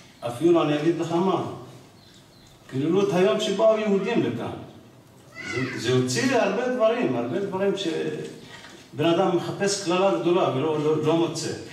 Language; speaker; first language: Hebrew; non-native, local second language; Arabic